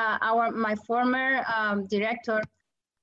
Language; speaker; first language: English; non-native, learner; Spanish